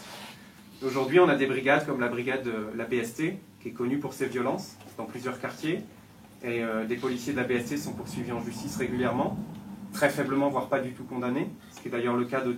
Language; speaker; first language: French; native; French